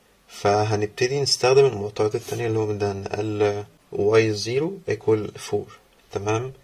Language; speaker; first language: Arabic; native; Arabic